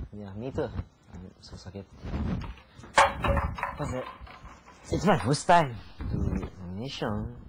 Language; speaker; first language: English; non-native, learner; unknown